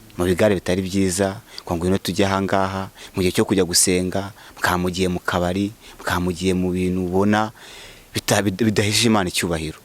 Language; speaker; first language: Kinyarwanda; native; Kinyarwanda